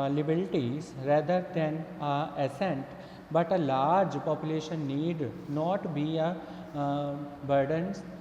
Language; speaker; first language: English; non-native, local second language; Punjabi